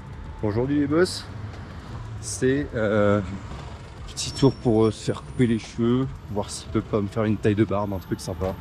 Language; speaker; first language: French; native; French